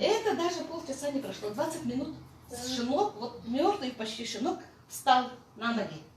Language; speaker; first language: Russian; non-native, local second language; Yakut